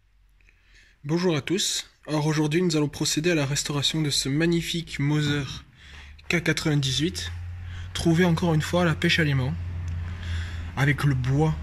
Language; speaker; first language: French; native; French